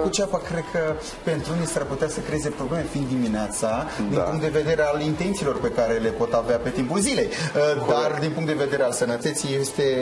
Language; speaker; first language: Romanian; native; Romanian